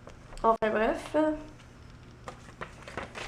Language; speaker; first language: French; native; French